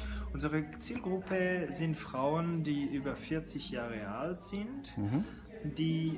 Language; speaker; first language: German; non-native, fluent; French